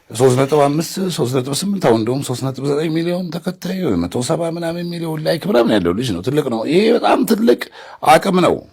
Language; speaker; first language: Amharic; native; Amharic